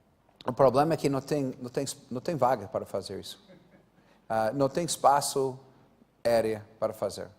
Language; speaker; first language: Portuguese; non-native, fluent; English